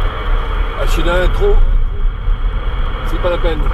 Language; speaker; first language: French; native; French